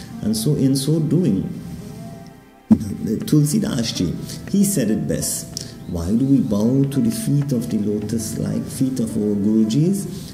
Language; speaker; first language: English; native; English